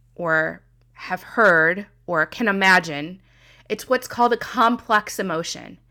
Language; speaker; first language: English; native; English